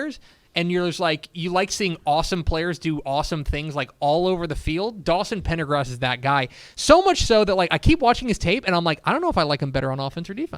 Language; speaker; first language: English; native; English